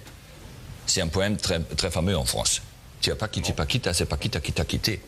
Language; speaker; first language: French; non-native, learner; German